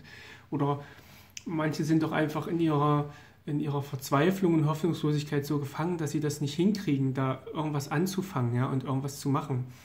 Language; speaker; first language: German; native; German